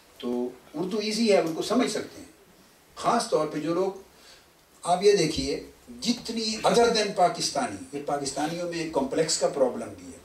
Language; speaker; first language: Urdu; non-native, local second language; Punjabi